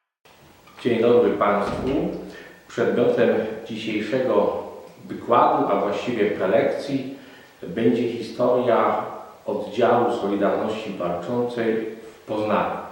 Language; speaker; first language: Polish; native; Polish